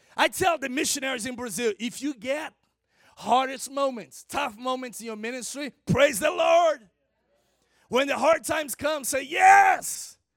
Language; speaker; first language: English; non-native, fluent; Portuguese